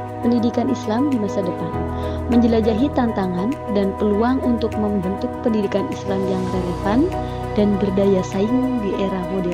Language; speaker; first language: Indonesian; native; Indonesian